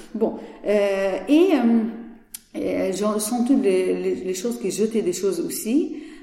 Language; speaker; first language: French; non-native, learner; Persian